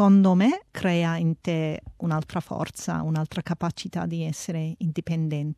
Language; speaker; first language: Italian; early bilingual, heritage; Italian